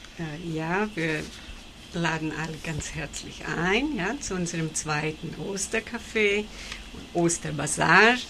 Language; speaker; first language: German; early bilingual, heritage; German